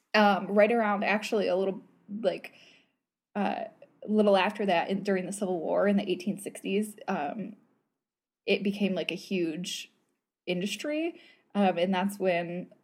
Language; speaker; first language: English; native; English